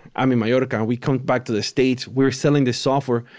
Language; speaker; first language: English; early bilingual, other home language; Spanish